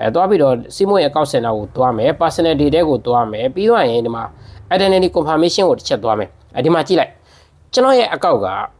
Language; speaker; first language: Burmese; native; Burmese